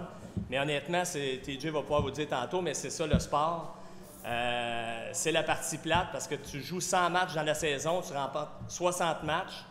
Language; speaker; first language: French; native; French